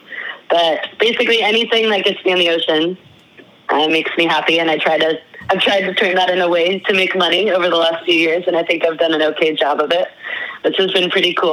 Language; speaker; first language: English; native; English